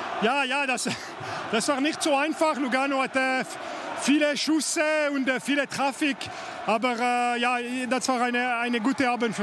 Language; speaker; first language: German; non-native, local second language; French